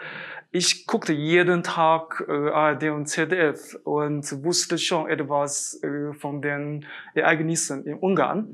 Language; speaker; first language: German; non-native, fluent; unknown